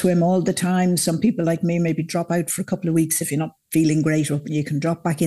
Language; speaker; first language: English; native; English